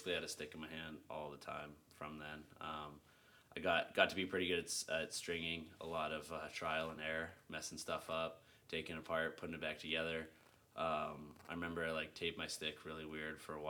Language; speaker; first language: English; native; English